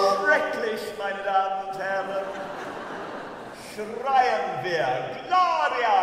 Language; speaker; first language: German; non-native, fluent; English